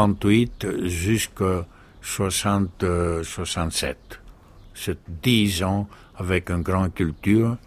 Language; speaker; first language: French; non-native, learner; Greek